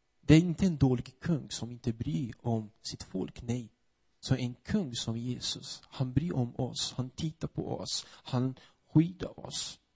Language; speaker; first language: Swedish; non-native, fluent; Portuguese